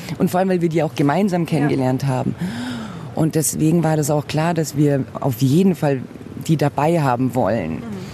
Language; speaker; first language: German; early bilingual, other home language; Portuguese